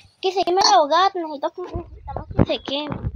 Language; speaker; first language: Spanish; native; Spanish